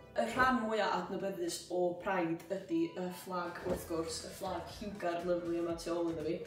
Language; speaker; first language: Welsh; native; Welsh